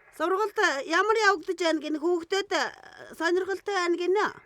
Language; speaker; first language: Mongolian; non-native, local second language; Tuvinian